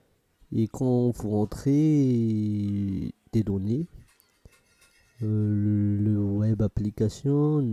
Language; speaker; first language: French; non-native, fluent; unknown